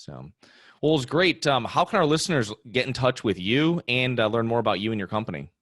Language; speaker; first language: English; native; English